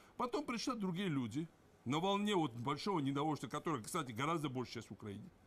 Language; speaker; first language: Russian; non-native, local second language; Georgian